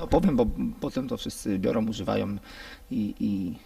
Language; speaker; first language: Polish; native; Polish